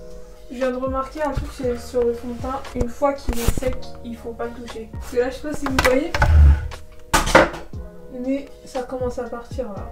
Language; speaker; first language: French; native; French